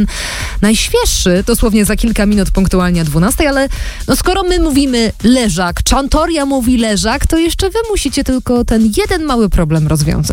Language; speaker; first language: Polish; native; Polish